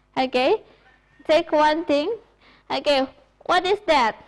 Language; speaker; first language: English; non-native, fluent; Indonesian